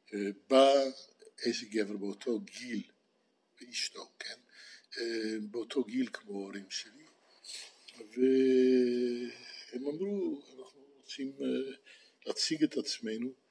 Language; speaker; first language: Hebrew; non-native, fluent; Dutch